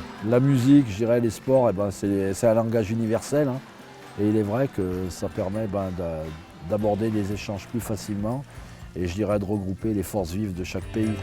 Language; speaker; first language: French; native; French